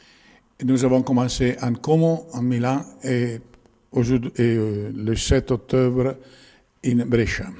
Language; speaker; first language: French; non-native, learner; Italian